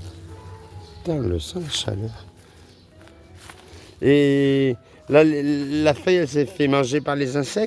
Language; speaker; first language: French; native; French